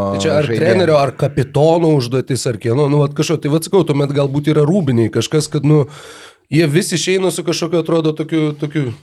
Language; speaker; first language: Lithuanian; native; Lithuanian